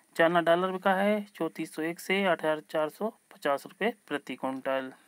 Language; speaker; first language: Hindi; native; Hindi